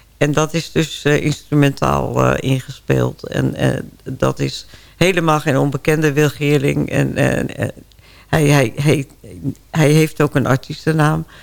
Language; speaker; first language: Dutch; native; Dutch